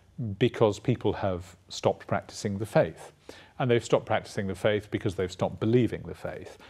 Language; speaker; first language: English; native; English